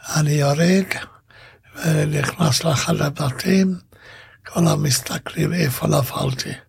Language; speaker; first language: Hebrew; non-native, fluent; Hungarian